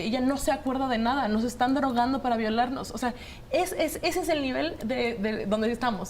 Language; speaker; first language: Spanish; native; Spanish